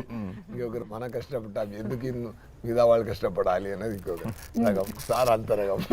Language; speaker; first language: Telugu; non-native, fluent; Tamil